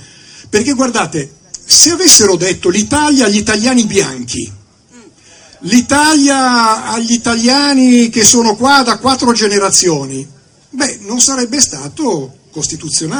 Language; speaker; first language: Italian; native; Italian